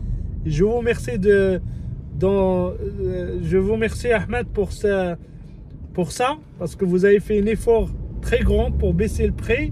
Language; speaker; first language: French; non-native, fluent; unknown